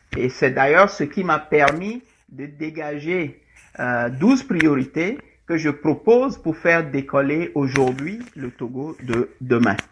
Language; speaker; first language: French; non-native, local second language; Ewe